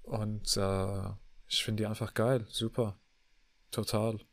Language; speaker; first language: German; non-native, learner; English